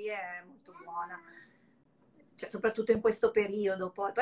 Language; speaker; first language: Italian; native; Italian